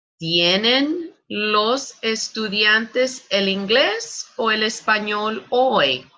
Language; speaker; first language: Spanish; non-native, fluent; English